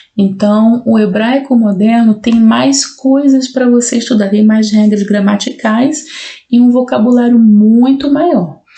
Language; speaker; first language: Portuguese; native; Portuguese